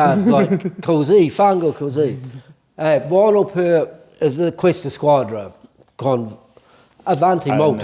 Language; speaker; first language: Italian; non-native, learner; English